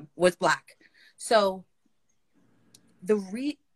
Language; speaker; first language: English; native; English